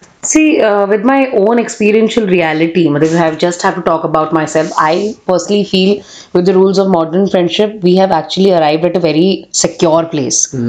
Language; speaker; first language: English; non-native, local second language; Hindi